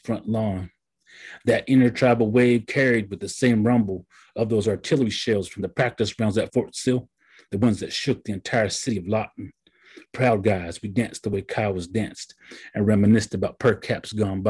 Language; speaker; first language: English; early bilingual, other home language; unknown